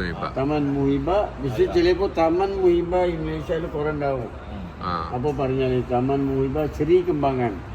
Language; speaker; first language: Malayalam; early bilingual, heritage; Malayalam